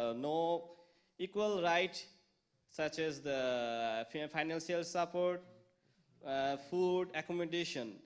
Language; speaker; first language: English; non-native, local second language; Bangla